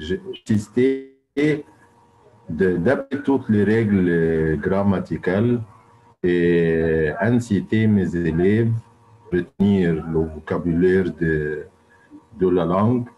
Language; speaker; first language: French; non-native, fluent; Arabic